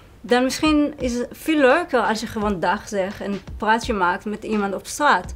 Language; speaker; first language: Dutch; non-native, fluent; Hebrew